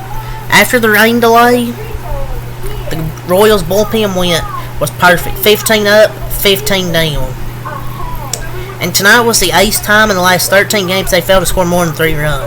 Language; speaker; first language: English; native; English